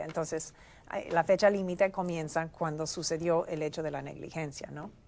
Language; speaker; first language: Spanish; native; Spanish